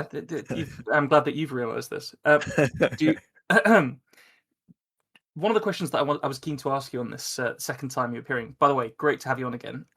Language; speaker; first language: English; native; English